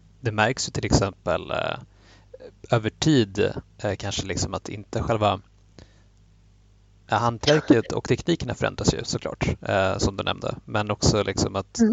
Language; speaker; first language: Swedish; native; Swedish